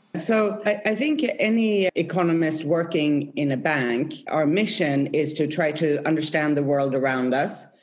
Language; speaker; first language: English; non-native, fluent; Swedish